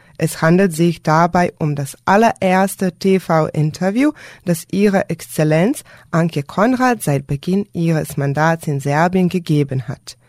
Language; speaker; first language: German; non-native, fluent; Serbian